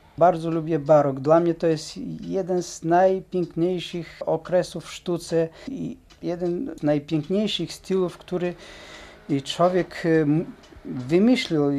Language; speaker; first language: Polish; non-native, fluent; Bulgarian